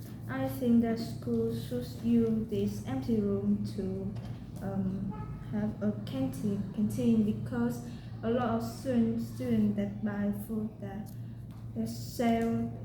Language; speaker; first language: English; non-native, learner; Vietnamese